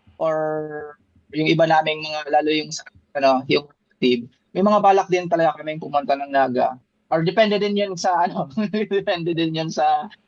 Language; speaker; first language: Filipino; non-native, local second language; Bikol